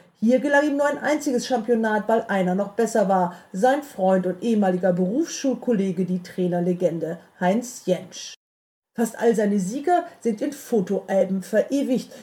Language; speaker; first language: German; native; German